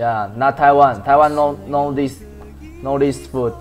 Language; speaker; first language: English; non-native, learner; Chinese